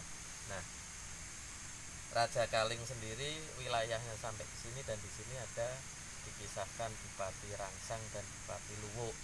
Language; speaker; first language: Indonesian; native; Indonesian